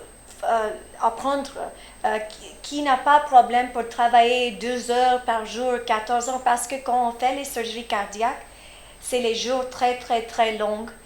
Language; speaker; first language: French; early bilingual, heritage; French